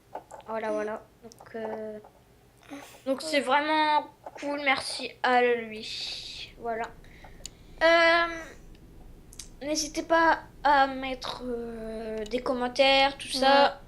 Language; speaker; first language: French; native; French